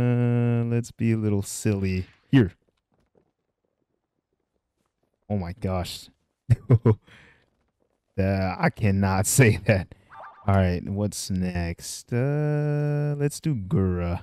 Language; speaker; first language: English; native; English